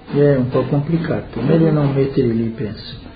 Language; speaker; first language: Italian; early bilingual, heritage; Portuguese